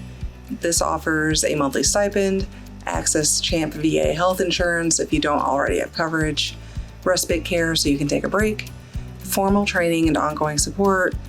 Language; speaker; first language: English; native; English